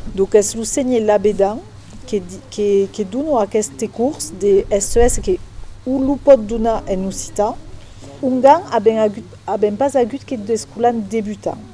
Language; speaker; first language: Occitan; non-native, local second language; French